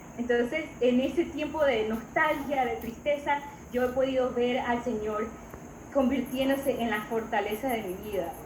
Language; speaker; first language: Spanish; native; Spanish